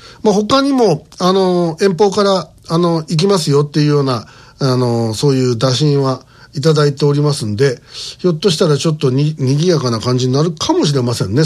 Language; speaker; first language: Japanese; native; Japanese